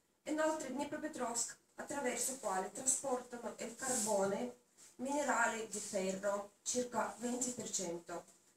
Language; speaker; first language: Italian; non-native, learner; Russian